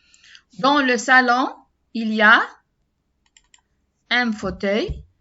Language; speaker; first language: French; non-native, learner; Arabic